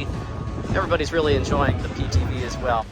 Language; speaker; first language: English; native; English